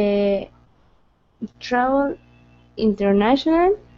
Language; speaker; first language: English; non-native, learner; Spanish